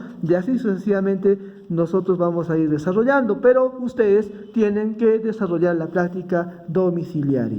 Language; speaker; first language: Spanish; native; Spanish